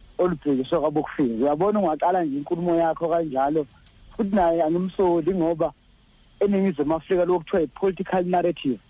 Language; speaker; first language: Zulu; native; Zulu